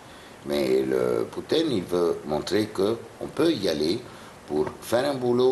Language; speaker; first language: French; non-native, fluent; Arabic